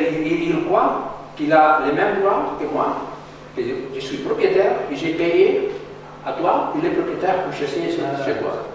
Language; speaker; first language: French; non-native, learner; Catalan